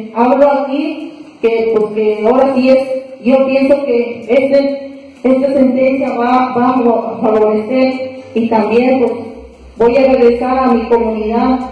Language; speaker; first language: Spanish; non-native, fluent; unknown